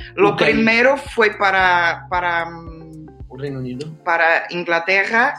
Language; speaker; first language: Spanish; non-native, learner; Portuguese